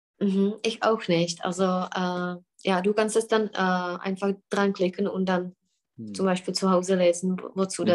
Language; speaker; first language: German; non-native, fluent; Czech